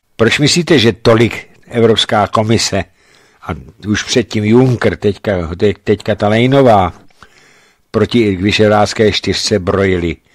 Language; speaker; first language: Czech; native; Czech